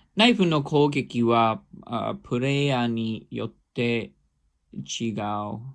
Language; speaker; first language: Japanese; non-native, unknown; English